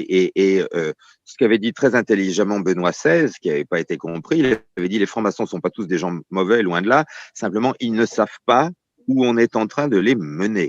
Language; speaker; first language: French; native; French